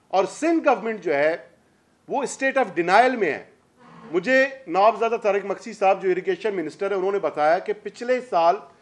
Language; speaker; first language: Urdu; non-native, local second language; Baluchi